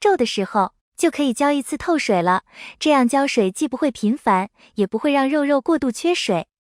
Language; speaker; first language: Chinese; native; Chinese